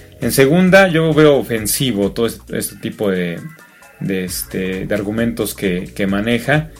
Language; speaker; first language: Spanish; native; Spanish